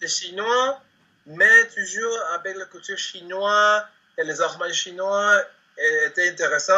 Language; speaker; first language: French; non-native, learner; Spanish